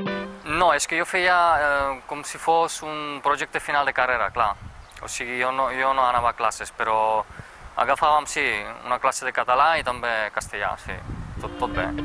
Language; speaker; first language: Catalan; non-native, fluent; Czech